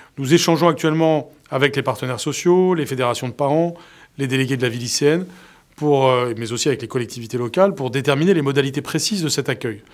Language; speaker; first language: French; native; French